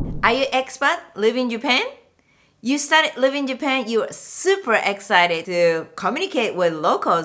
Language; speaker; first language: English; non-native, fluent; Japanese